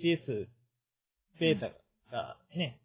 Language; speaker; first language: Japanese; native; Japanese